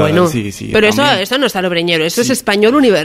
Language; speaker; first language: Spanish; native; Spanish